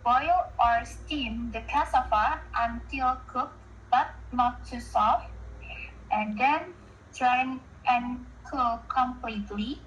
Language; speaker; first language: English; non-native, learner; Indonesian